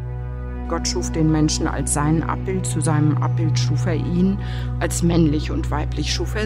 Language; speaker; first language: German; native; German